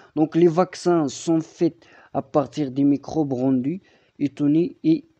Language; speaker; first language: French; non-native, local second language; Arabic